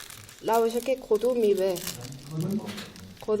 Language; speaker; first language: Persian; non-native, learner; Korean